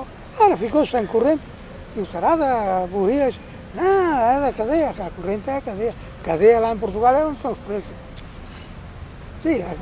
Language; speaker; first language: Portuguese; non-native, local second language; Spanish